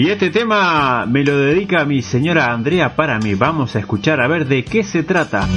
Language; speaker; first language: Spanish; native; Spanish